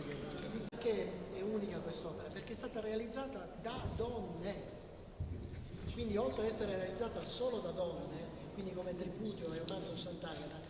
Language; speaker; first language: Italian; native; Italian